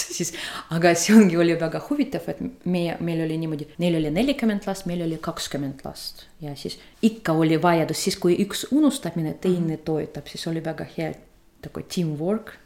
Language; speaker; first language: Estonian; non-native, fluent; Russian